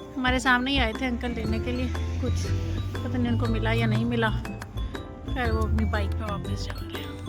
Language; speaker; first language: Urdu; non-native, local second language; Punjabi